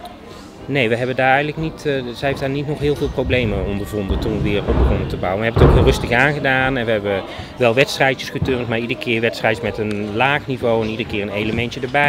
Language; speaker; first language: Dutch; native; Dutch